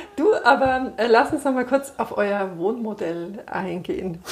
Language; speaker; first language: German; native; German